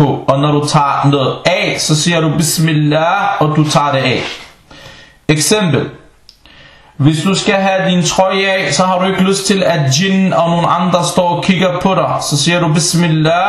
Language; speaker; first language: Danish; non-native, fluent; Arabic